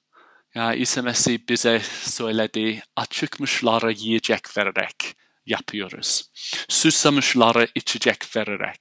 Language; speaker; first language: Turkish; non-native, fluent; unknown